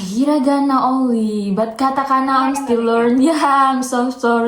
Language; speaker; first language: English; non-native, learner; Indonesian